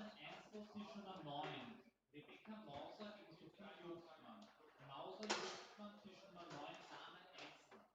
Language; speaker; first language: German; native; German